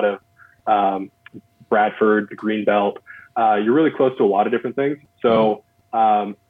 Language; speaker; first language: English; native; English